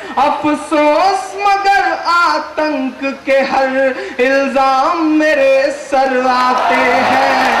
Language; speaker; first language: Hindi; native; Hindi